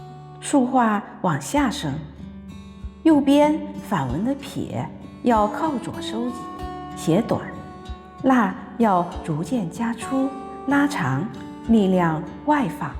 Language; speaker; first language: Chinese; native; Chinese